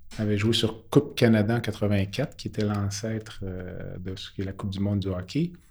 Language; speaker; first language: French; native; French